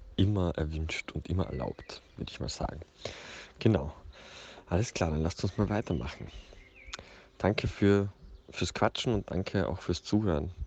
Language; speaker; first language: German; native; German